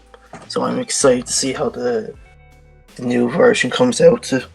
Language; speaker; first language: English; native; English